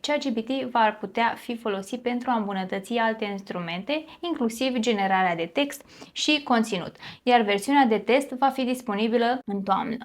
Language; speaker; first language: Romanian; native; Romanian